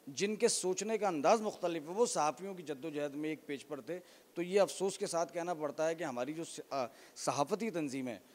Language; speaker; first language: Urdu; native; Urdu